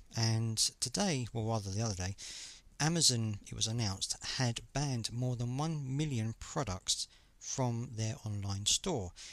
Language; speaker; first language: English; native; English